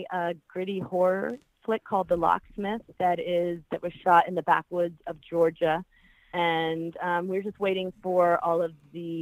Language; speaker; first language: English; native; English